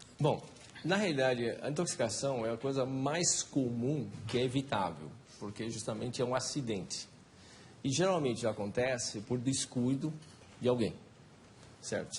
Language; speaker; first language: Portuguese; non-native, fluent; Chinese